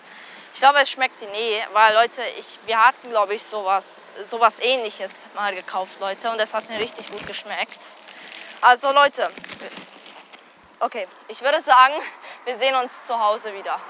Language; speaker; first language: German; early bilingual, other home language; Hungarian